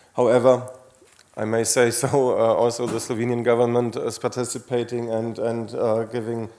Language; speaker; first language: English; non-native, fluent; Slovenian